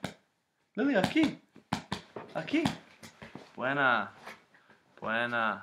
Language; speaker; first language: Spanish; non-native, learner; English